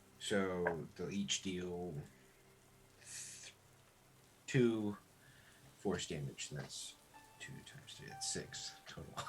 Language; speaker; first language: English; native; English